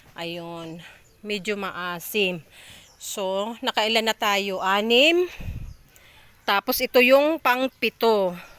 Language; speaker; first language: Filipino; non-native, local second language; Bikol